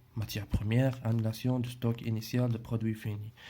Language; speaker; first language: French; non-native, local second language; Arabic